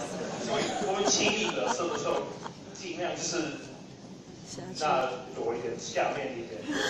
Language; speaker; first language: Chinese; non-native, fluent; English